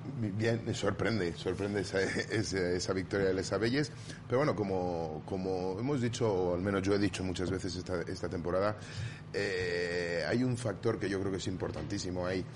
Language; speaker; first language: Spanish; native; Spanish